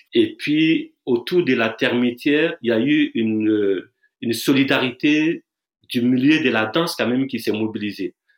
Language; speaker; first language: French; non-native, local second language; Dyula